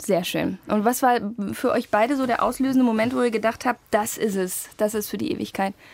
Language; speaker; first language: German; native; German